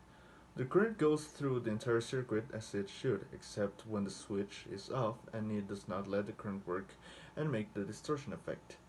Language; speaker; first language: English; non-native, fluent; Spanish